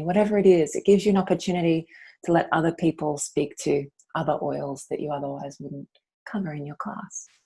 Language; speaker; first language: English; native; English